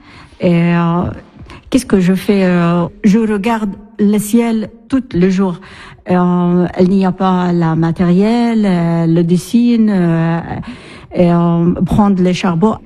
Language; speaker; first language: French; non-native, learner; Arabic